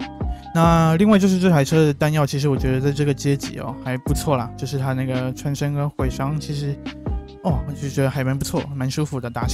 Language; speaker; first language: Chinese; native; Chinese